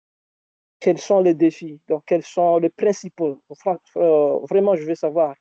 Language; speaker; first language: French; non-native, local second language; Arabic